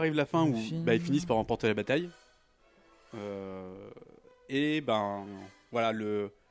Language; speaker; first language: French; native; French